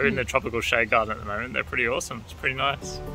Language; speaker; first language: English; native; English